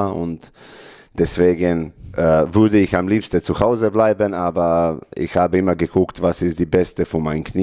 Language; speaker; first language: German; non-native, learner; Serbian